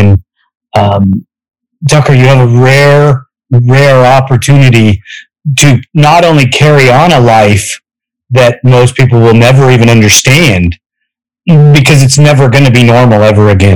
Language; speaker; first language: English; native; English